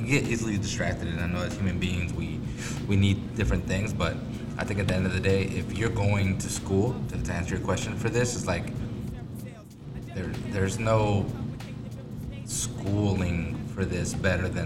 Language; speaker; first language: English; early bilingual, other home language; Spanish